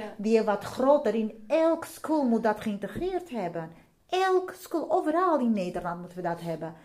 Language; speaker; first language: Dutch; non-native, fluent; Armenian